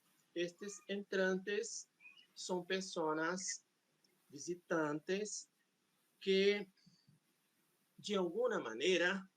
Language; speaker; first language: Spanish; non-native, fluent; Portuguese